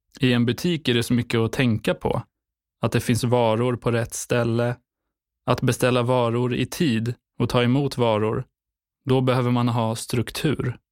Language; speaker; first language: Swedish; non-native, fluent; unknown